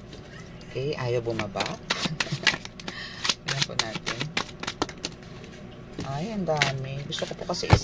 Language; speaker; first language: Filipino; native; Filipino